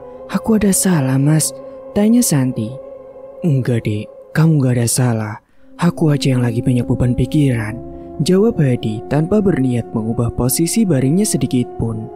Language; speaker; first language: Indonesian; native; Indonesian